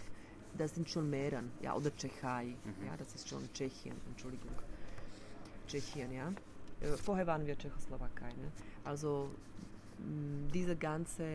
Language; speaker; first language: German; non-native, fluent; Slovak